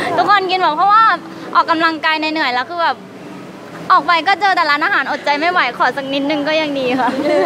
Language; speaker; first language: Thai; native; Thai